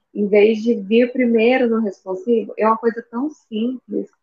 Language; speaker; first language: Portuguese; native; Portuguese